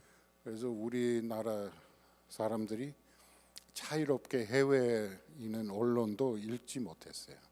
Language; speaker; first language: Korean; non-native, fluent; English